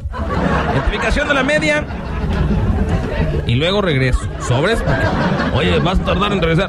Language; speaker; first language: Spanish; native; Spanish